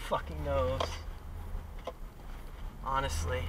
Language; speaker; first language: English; native; English